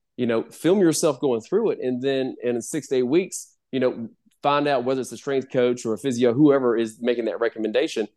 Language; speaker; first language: English; native; English